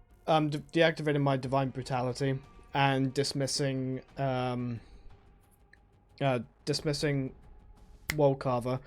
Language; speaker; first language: English; native; English